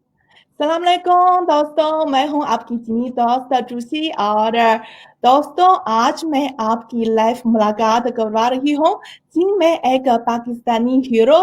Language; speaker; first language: Hindi; non-native, fluent; Chinese